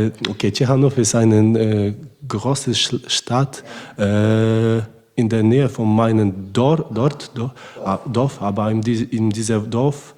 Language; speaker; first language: German; non-native, learner; Polish